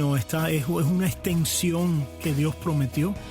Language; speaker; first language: Spanish; native; Spanish